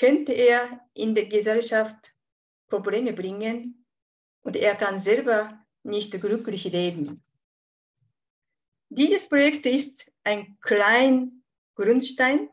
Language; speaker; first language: German; non-native, fluent; Japanese